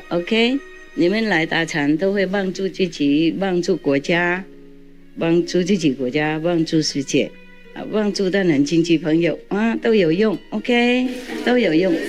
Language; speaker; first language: Chinese; non-native, fluent; Vietnamese